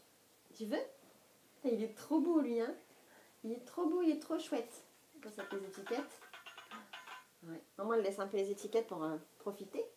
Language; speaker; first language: French; native; French